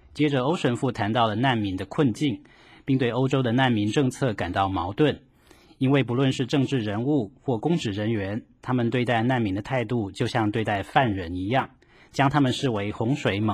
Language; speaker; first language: Chinese; native; Chinese